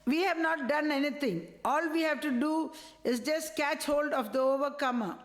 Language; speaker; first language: English; non-native, local second language; Tamil